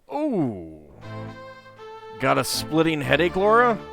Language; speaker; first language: English; native; English